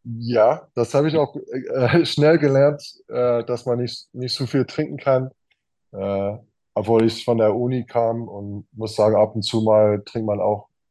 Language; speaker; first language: German; non-native, fluent; English